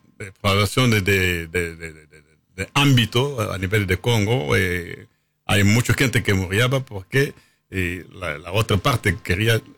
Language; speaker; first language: Spanish; non-native, fluent; Lingala